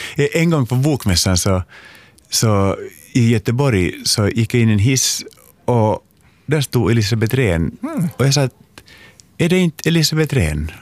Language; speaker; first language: Swedish; native; Swedish